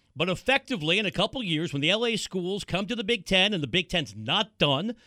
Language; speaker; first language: English; native; English